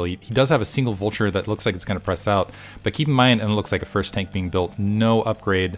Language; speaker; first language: English; native; English